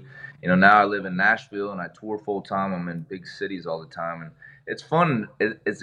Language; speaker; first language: English; native; English